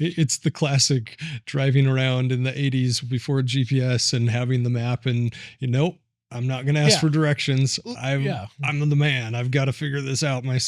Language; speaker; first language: English; native; English